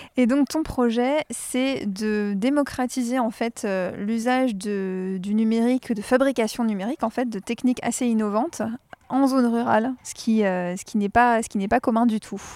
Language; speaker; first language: French; native; French